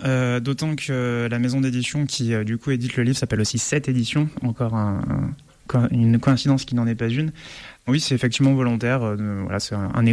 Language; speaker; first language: French; native; French